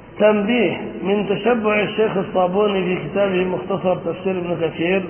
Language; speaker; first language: Arabic; native; Arabic